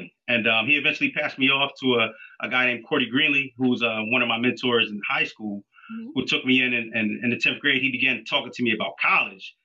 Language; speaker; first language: English; native; English